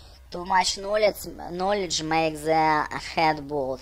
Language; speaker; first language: English; non-native, fluent; Russian